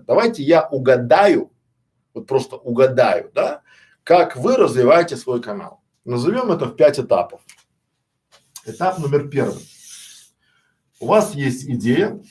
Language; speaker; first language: Russian; native; Russian